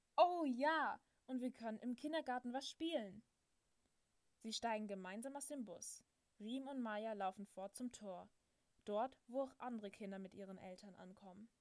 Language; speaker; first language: German; native; German